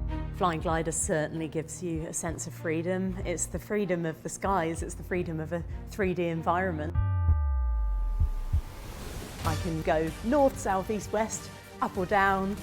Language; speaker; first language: English; native; English